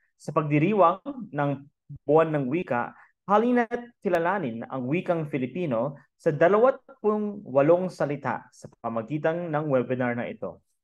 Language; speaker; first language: Filipino; native; Filipino